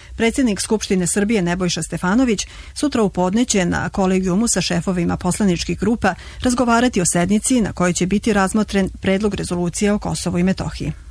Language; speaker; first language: Croatian; native; Croatian